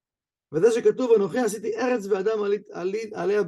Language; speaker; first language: Hebrew; non-native, fluent; English